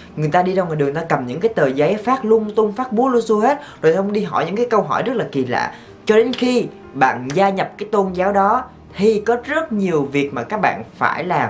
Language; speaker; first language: Vietnamese; native; Vietnamese